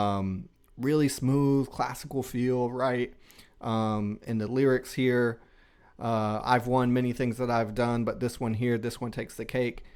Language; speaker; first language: English; native; English